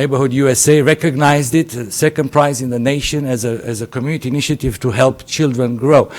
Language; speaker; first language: English; non-native, fluent; Romanian